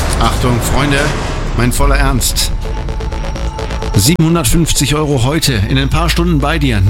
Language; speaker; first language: German; native; German